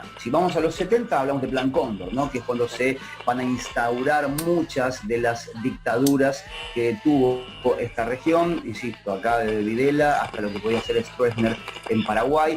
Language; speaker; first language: Spanish; native; Spanish